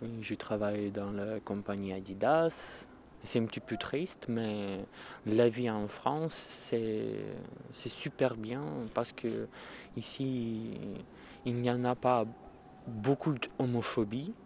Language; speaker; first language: French; non-native, learner; Russian